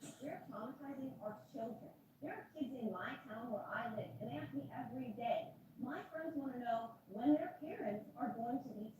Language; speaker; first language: English; native; English